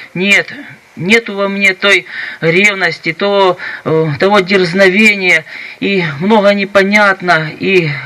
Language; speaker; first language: Russian; native; Russian